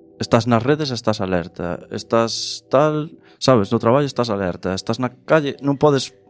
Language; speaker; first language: Galician; non-native, local second language; Spanish